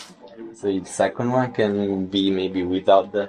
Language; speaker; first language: English; non-native, fluent; Italian